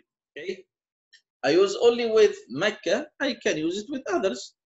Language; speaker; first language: English; non-native, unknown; Arabic